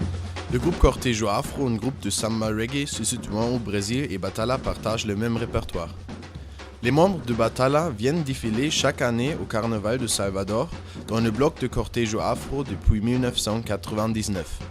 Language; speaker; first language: French; non-native, fluent; German